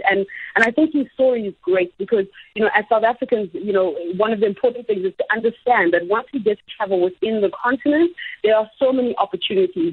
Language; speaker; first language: English; non-native, local second language; Ganda